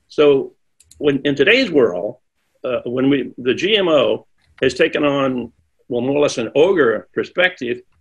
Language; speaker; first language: English; native; English